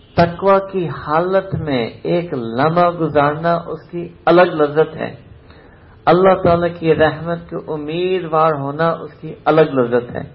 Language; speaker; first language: Urdu; native; Urdu